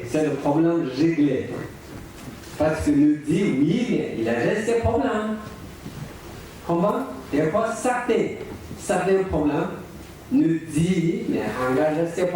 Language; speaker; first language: French; non-native, learner; Tibetan